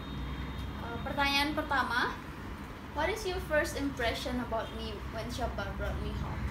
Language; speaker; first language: English; non-native, fluent; Indonesian